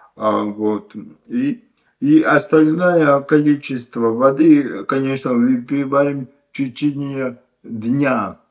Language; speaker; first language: Russian; non-native, local second language; Latvian